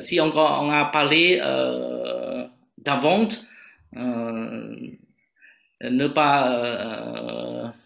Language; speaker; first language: French; non-native, learner; Vietnamese